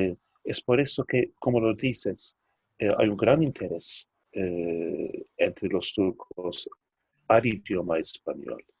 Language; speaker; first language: Spanish; early bilingual, heritage; Turkish